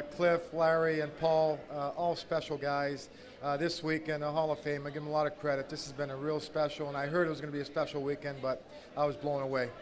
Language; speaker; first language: English; non-native, local second language; French